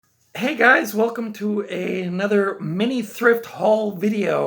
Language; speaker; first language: English; native; English